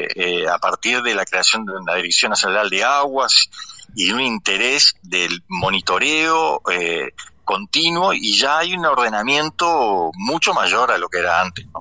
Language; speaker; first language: Spanish; native; Spanish